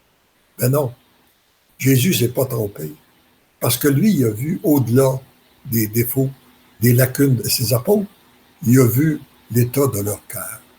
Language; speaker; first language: French; native; French